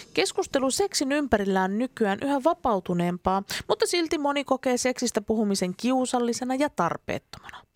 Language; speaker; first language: Finnish; native; Finnish